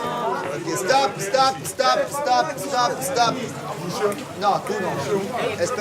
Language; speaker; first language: French; native; French